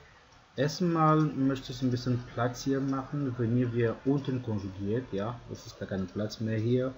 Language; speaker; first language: German; non-native, fluent; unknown